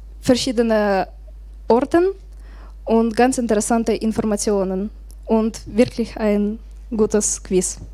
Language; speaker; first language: German; non-native, learner; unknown